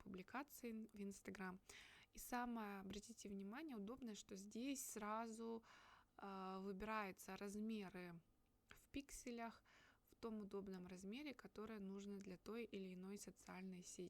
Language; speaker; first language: Russian; native; Russian